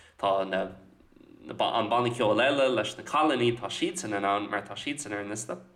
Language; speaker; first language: Irish; non-native, local second language; English